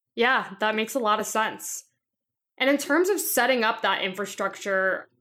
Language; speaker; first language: English; native; English